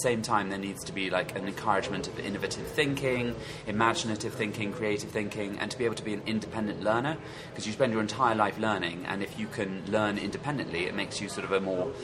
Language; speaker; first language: English; native; English